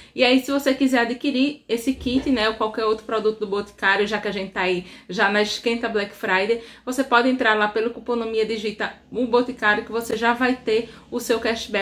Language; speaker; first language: Portuguese; native; Portuguese